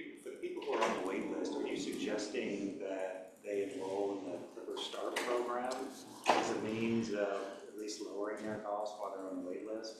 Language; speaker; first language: English; native; English